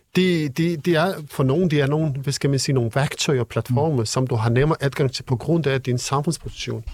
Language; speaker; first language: Danish; non-native, fluent; Kurdish